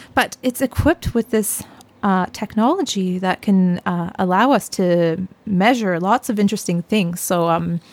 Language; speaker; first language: English; native; English